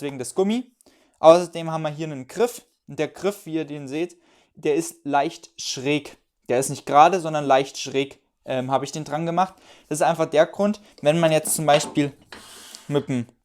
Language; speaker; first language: German; native; German